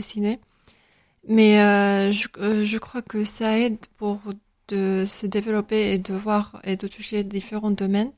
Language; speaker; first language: French; non-native, fluent; Spanish